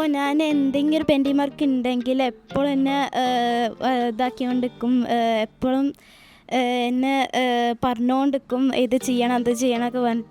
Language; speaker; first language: Malayalam; early bilingual, heritage; Malayalam